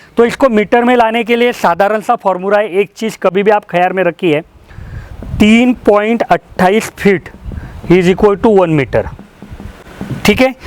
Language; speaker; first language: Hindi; non-native, local second language; Marathi